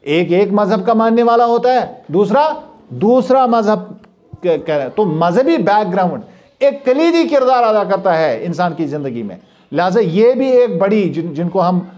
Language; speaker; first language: Urdu; non-native, local second language; Kashmiri